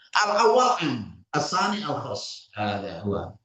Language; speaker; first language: Arabic; non-native, fluent; Indonesian